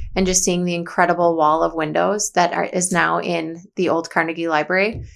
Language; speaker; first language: English; native; English